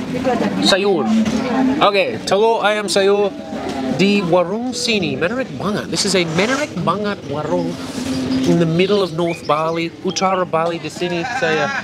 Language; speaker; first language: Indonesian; non-native, learner; English